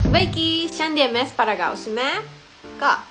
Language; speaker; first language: Lithuanian; non-native, learner; Japanese